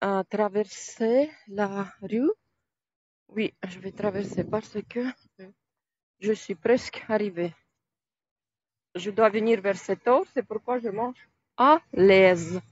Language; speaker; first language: French; non-native, fluent; Russian